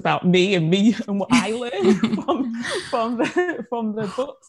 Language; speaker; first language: English; native; English